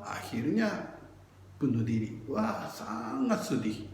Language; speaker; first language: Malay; non-native, fluent; Japanese